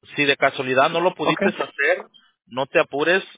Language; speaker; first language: Spanish; early bilingual, heritage; Spanish